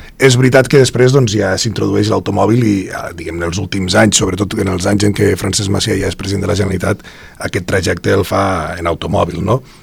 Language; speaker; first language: Catalan; native; Catalan